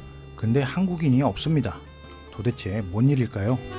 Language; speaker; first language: Korean; native; Korean